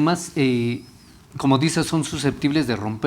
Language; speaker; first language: Spanish; native; Spanish